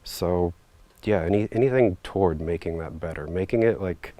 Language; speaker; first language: English; native; English